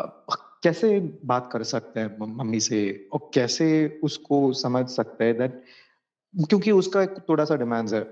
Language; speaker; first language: Hindi; non-native, local second language; Malayalam